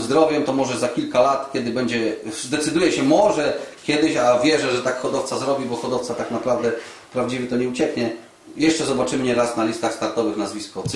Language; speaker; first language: Polish; native; Polish